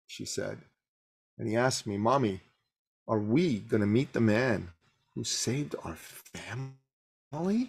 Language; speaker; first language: English; early bilingual, other home language; Persian